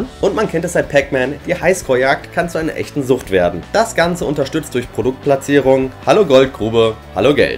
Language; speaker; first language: German; native; German